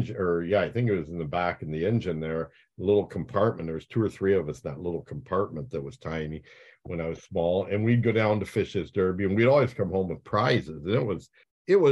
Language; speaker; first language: English; native; English